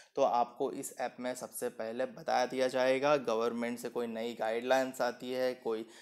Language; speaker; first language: Hindi; non-native, local second language; Gujarati